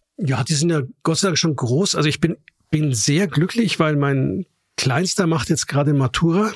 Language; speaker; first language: German; native; German